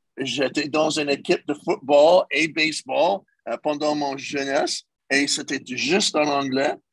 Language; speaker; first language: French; non-native, local second language; English